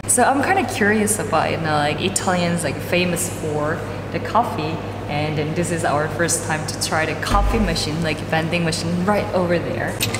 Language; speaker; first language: English; non-native, fluent; Korean